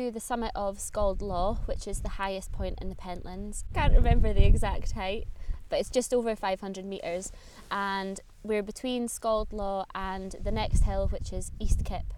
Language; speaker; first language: English; native; English